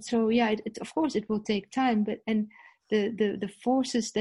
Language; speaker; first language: English; non-native, fluent; Dutch